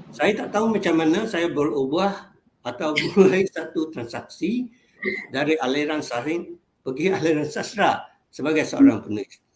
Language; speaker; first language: Malay; non-native, local second language; Chinese